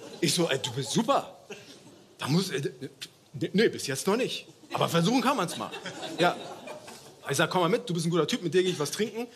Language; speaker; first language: German; early bilingual, other home language; Turkish